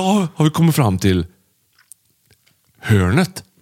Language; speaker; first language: Swedish; native; Swedish